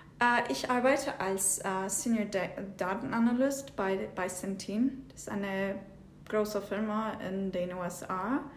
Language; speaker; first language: German; non-native, fluent; Turkish